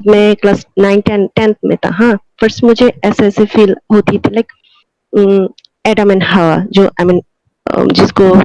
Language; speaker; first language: Hindi; non-native, local second language; Bangla